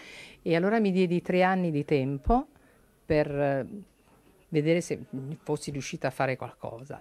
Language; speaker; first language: Italian; native; Italian